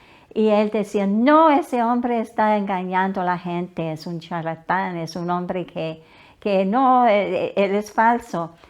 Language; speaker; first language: Spanish; non-native, fluent; English